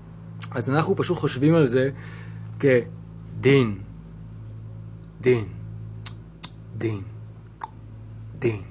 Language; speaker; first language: Hebrew; native; Hebrew